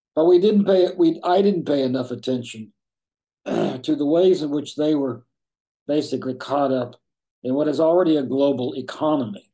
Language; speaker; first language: English; native; English